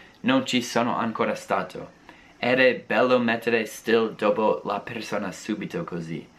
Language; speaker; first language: Italian; non-native, fluent; English